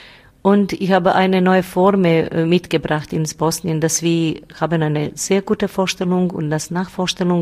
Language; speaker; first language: German; non-native, learner; Bosnian